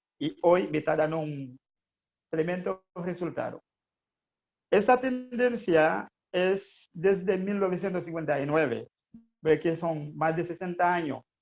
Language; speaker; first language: Spanish; non-native, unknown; Haitian Creole